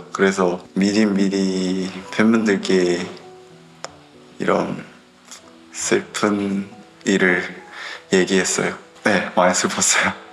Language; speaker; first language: Korean; non-native, learner; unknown